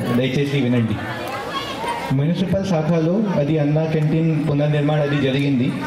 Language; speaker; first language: Telugu; non-native, learner; Hindi